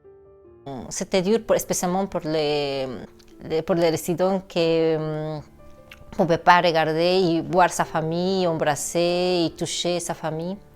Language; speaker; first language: French; non-native, fluent; Spanish